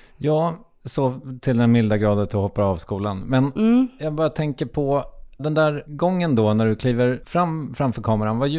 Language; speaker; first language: Swedish; native; Swedish